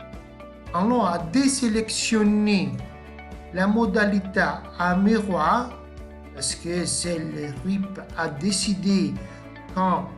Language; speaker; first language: French; non-native, fluent; Italian